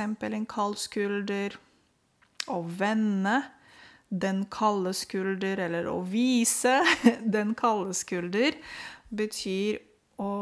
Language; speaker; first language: Norwegian; non-native, fluent; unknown